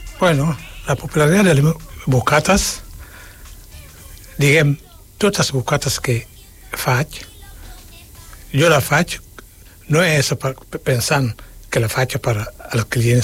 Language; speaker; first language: Catalan; non-native, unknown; Wolof